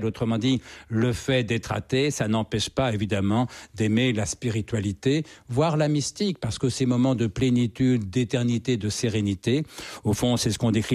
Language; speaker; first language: French; native; French